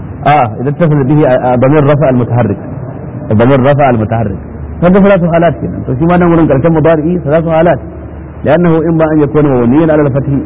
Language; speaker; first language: Arabic; non-native, fluent; Hausa